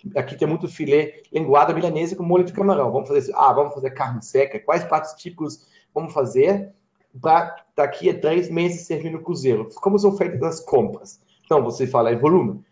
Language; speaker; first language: Portuguese; non-native, fluent; German